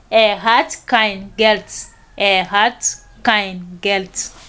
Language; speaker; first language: German; non-native, learner; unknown